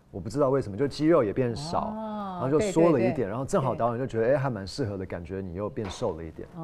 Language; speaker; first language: Chinese; non-native, fluent; English